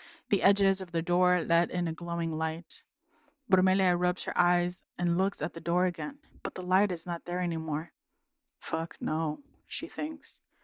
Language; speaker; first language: English; early bilingual, other home language; Spanish